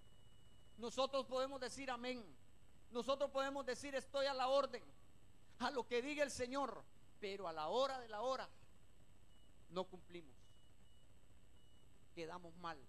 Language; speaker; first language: Spanish; native; Spanish